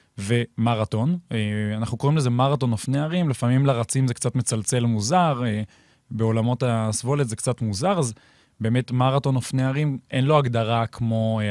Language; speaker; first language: Hebrew; native; Hebrew